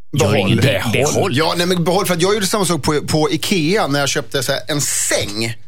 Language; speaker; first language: Swedish; native; Swedish